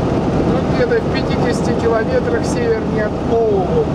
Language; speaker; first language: Russian; native; Russian